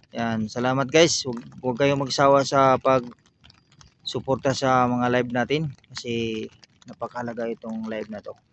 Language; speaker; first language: Filipino; native; Filipino